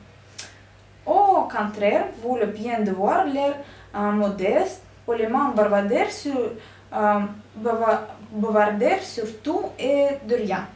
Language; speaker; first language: French; non-native, learner; Russian